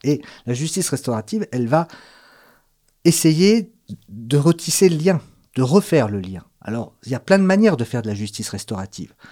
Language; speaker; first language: French; native; French